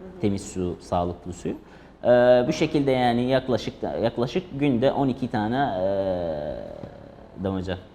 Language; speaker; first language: Turkish; non-native, fluent; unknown